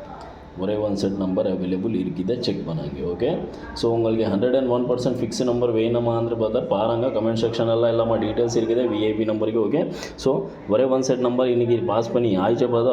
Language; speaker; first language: Tamil; non-native, learner; Kannada